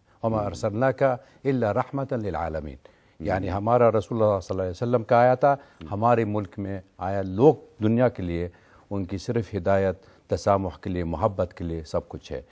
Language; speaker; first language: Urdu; non-native, learner; Arabic